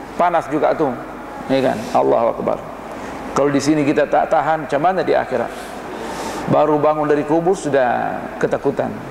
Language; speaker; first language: Malay; non-native, fluent; Arabic